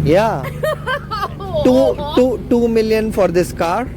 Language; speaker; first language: English; non-native, fluent; Hindi